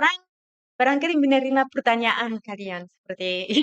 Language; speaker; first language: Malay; non-native, fluent; Japanese